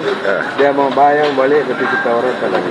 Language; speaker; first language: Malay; non-native, learner; Tamil